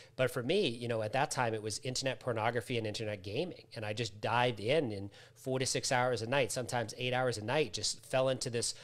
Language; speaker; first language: English; native; English